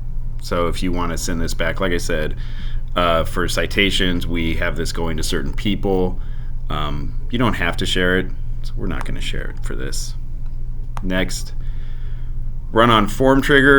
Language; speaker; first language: English; native; English